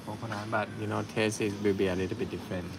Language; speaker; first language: English; non-native, learner; Thai